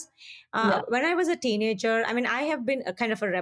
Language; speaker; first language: English; non-native, local second language; Hindi